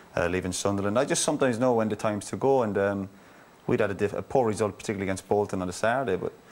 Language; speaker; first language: English; native; English